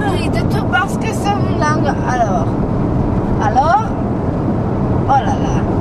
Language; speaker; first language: French; non-native, learner; Georgian